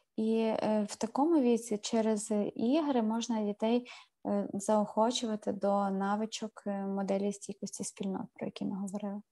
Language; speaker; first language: Ukrainian; native; Ukrainian